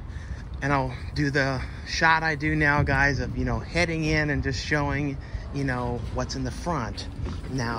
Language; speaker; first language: English; native; English